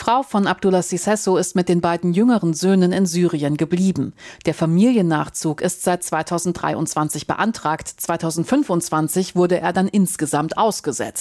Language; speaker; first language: German; native; German